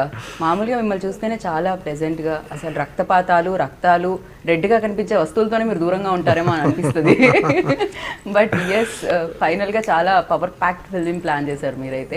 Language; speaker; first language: Telugu; native; Telugu